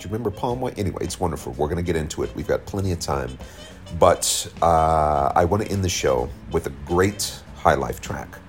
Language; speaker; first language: English; native; English